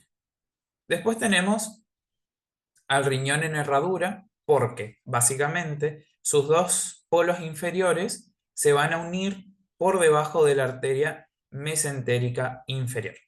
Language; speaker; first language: Spanish; native; Spanish